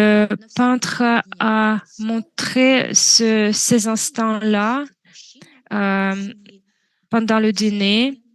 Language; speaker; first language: French; non-native, fluent; Russian